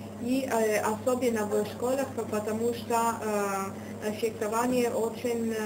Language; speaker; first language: Russian; non-native, fluent; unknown